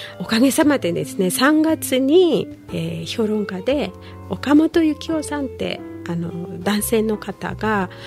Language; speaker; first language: Japanese; non-native, fluent; Kinyarwanda